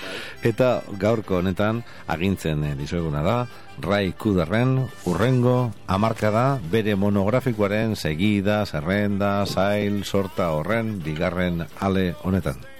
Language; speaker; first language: Basque; native; Basque